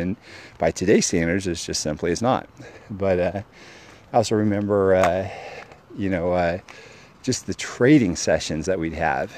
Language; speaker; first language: English; native; English